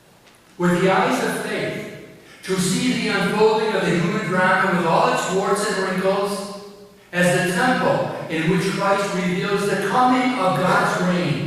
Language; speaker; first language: English; native; English